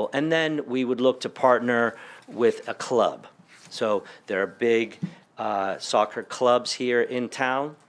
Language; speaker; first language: English; early bilingual, other home language; Spanish